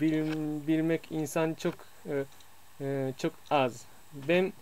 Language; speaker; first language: Turkish; non-native, learner; Japanese